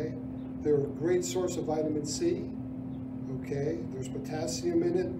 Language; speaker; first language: English; native; English